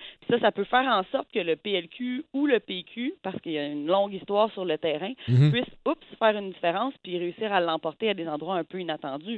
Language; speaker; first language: French; native; French